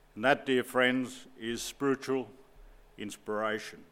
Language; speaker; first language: English; native; English